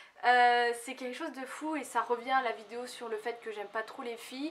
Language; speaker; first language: French; native; French